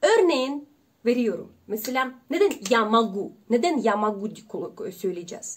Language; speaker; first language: Turkish; non-native, learner; Russian